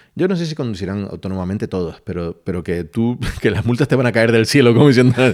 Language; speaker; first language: Spanish; native; Spanish